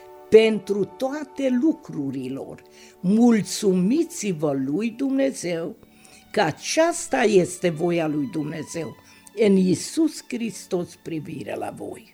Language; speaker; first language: Romanian; non-native, local second language; Hungarian